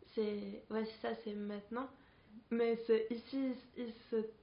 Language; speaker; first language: French; non-native, fluent; Spanish